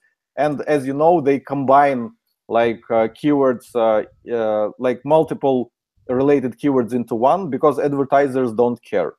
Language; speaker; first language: English; non-native, fluent; Ukrainian